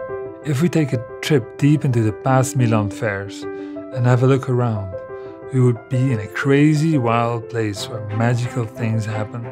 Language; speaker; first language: English; non-native, fluent; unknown